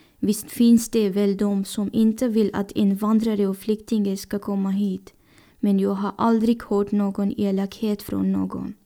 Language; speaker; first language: Swedish; non-native, fluent; Persian